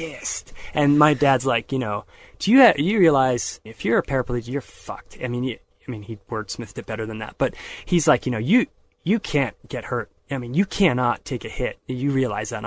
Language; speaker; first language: English; native; English